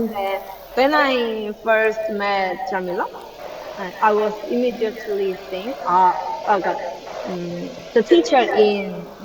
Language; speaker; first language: English; non-native, learner; Korean